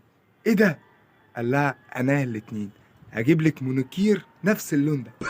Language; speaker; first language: Arabic; native; Arabic